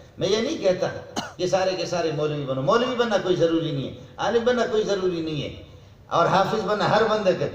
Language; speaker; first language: Urdu; non-native, local second language; Brahui